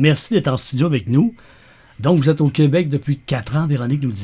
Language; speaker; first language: French; native; French